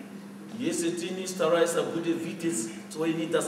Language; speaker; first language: Russian; non-native, fluent; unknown